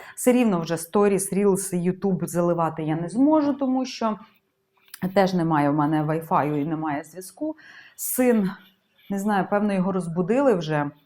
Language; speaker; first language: Ukrainian; non-native, local second language; Russian